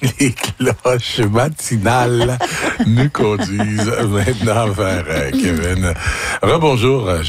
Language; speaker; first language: French; native; French